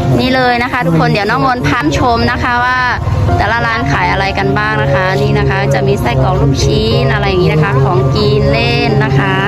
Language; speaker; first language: Thai; non-native, local second language; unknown